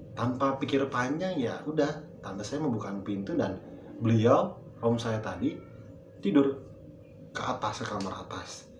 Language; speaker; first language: Indonesian; native; Indonesian